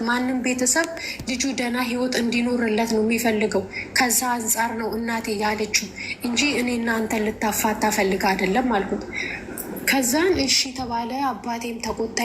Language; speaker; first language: Amharic; native; Amharic